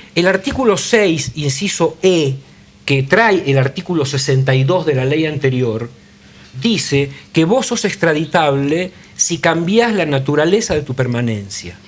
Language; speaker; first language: Spanish; native; Spanish